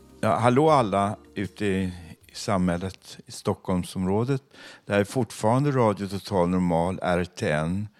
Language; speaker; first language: Swedish; native; Swedish